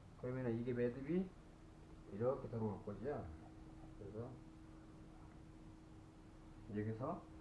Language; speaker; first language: Korean; native; Korean